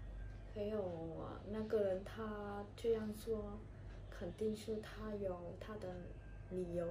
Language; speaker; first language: Chinese; non-native, learner; Vietnamese